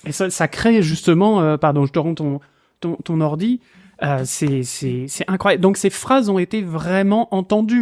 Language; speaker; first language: French; native; French